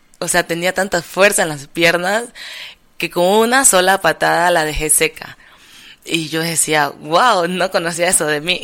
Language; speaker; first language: Spanish; native; Spanish